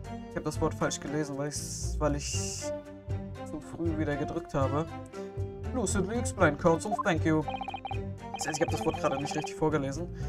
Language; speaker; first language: German; native; German